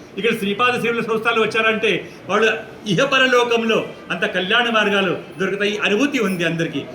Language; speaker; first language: Telugu; non-native, fluent; Marathi